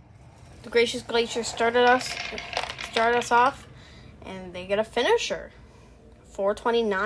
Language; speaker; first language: English; native; English